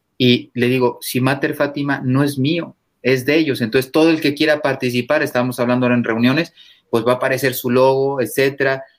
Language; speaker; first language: Spanish; native; Spanish